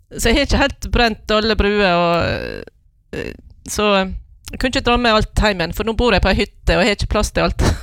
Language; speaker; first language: Norwegian; native; Norwegian